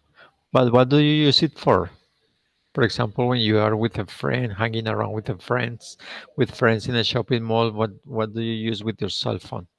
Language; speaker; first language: English; non-native, fluent; Spanish